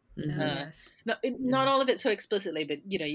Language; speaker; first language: English; native; English